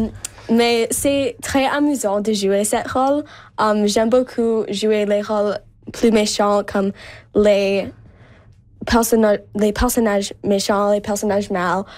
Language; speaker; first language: French; non-native, local second language; English